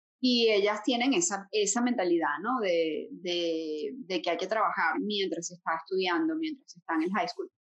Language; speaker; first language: Spanish; native; Spanish